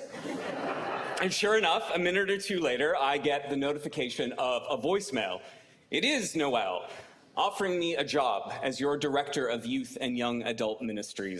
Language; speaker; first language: English; native; English